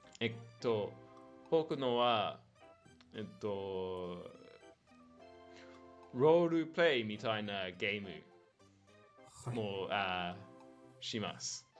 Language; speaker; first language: Japanese; non-native, learner; English